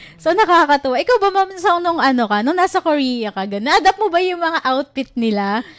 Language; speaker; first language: Filipino; native; Filipino